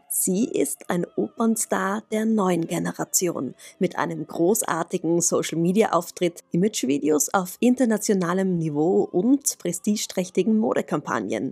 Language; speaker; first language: German; native; German